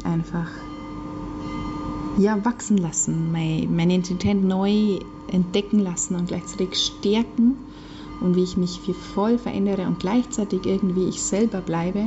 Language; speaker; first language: German; native; German